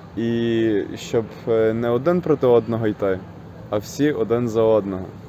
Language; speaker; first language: Ukrainian; native; Ukrainian